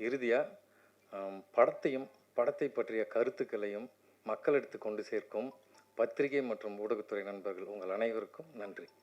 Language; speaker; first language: Tamil; native; Tamil